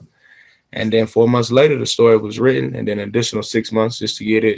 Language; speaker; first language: English; native; English